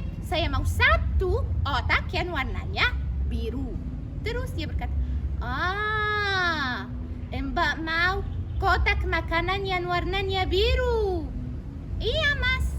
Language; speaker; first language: Indonesian; non-native, learner; Arabic